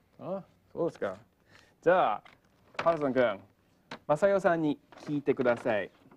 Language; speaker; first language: Japanese; non-native, fluent; English